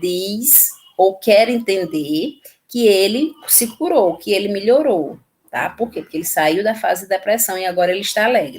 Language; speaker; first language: Portuguese; native; Portuguese